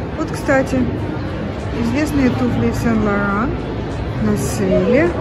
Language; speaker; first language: Russian; native; Russian